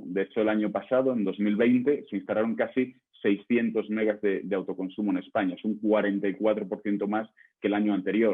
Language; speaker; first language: Spanish; native; Spanish